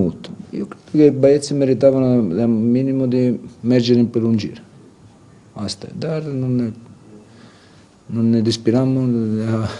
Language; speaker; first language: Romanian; non-native, learner; Italian